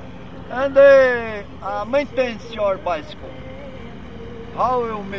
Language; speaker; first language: English; non-native, learner; Portuguese